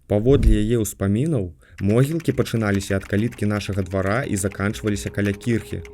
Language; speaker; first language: Belarusian; native; Belarusian